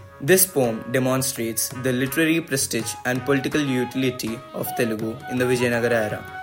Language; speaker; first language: English; non-native, local second language; Telugu